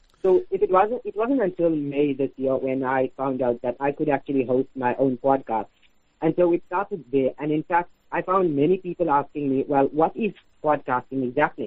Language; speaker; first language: English; native; English